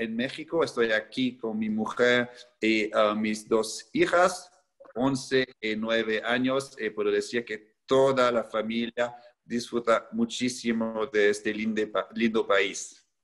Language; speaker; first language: Spanish; non-native, fluent; French